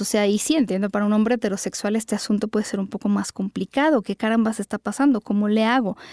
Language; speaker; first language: Spanish; native; Spanish